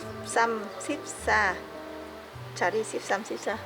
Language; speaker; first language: Korean; non-native, learner; Vietnamese